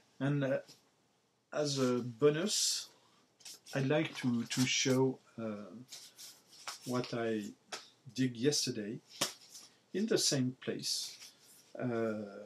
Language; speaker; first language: English; non-native, learner; French